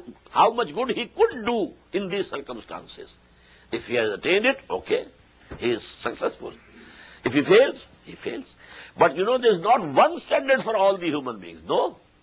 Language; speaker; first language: English; non-native, local second language; Urdu